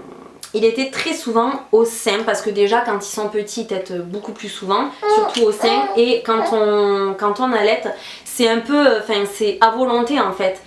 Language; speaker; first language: French; native; French